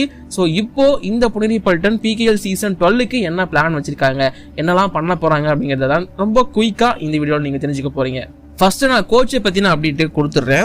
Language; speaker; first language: Tamil; native; Tamil